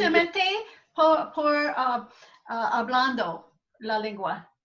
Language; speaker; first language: Spanish; non-native, learner; English